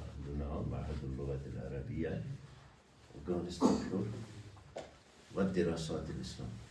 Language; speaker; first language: Arabic; non-native, fluent; Kashmiri